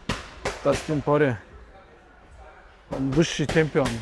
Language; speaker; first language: Russian; non-native, local second language; Kyrgyz